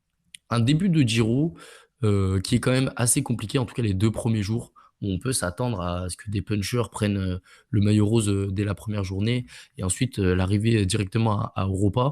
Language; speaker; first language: French; native; French